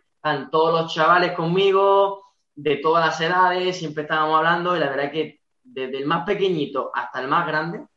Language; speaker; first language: Spanish; native; Spanish